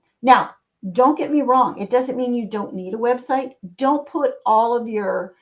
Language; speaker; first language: English; native; English